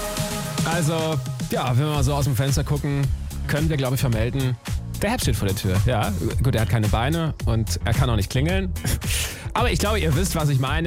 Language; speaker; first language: German; native; German